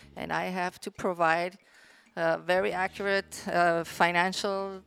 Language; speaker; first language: English; non-native, fluent; Spanish